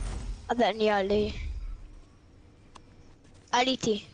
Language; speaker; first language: Hebrew; native; Hebrew